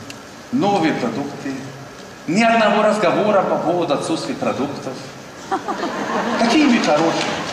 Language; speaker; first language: Russian; non-native, learner; Swedish